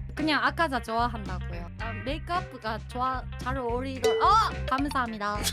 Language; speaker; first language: Korean; non-native, learner; Japanese